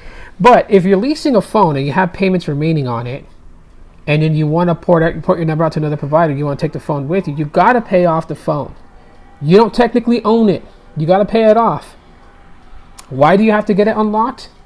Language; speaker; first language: English; native; English